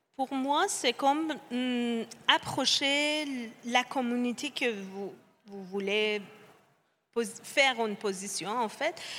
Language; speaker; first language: French; non-native, fluent; Persian